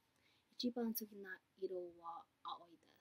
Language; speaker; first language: Japanese; non-native, learner; English